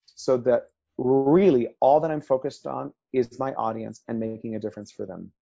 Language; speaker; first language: English; early bilingual, other home language; Spanish